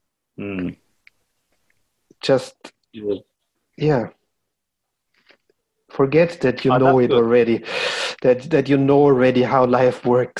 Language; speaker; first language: English; non-native, fluent; German